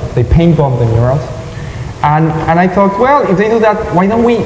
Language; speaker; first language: English; non-native, fluent; Spanish